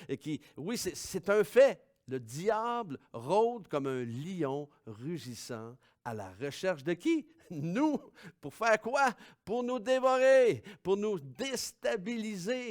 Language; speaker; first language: French; native; French